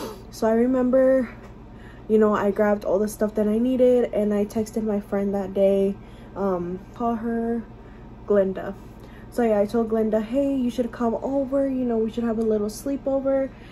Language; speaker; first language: English; early bilingual, other home language; Spanish